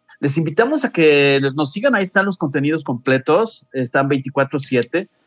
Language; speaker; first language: Spanish; native; Spanish